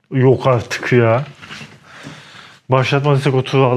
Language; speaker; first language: Turkish; native; Turkish